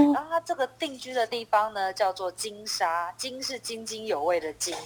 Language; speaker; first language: Chinese; native; Chinese